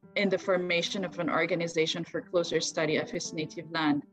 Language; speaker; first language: English; non-native, local second language; Filipino